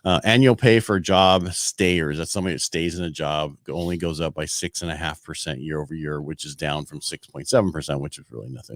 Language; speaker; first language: English; native; English